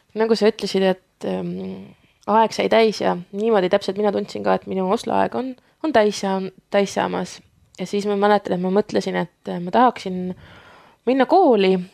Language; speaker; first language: Estonian; native; Estonian